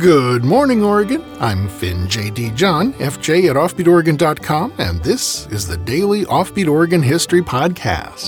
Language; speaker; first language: English; native; English